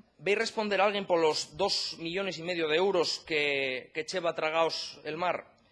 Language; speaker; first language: Asturian; native; Asturian